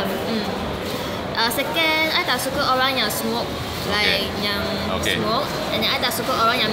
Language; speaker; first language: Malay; non-native, local second language; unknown